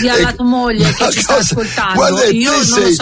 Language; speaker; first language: Italian; native; Italian